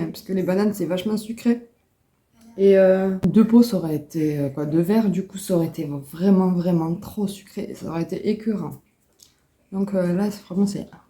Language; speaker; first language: French; native; French